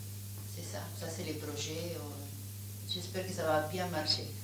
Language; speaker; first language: French; non-native, fluent; Spanish